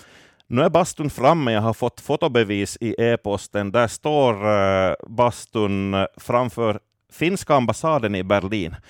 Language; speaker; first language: Swedish; native; Swedish